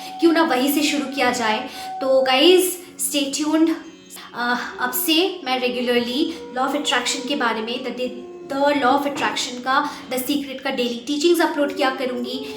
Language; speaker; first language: Hindi; non-native, local second language; Bangla